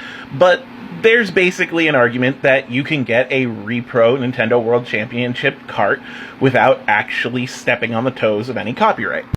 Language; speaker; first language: English; native; English